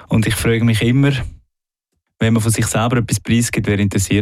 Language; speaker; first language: German; native; German